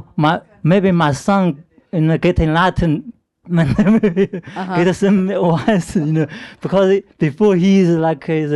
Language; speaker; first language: English; non-native, learner; Chinese